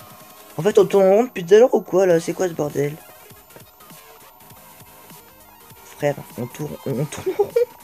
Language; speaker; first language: French; native; French